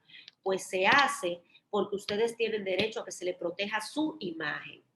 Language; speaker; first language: Spanish; native; Spanish